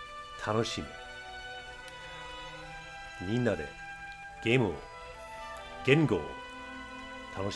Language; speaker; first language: Japanese; non-native, fluent; English